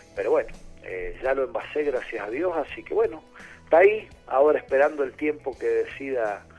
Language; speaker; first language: Spanish; native; Spanish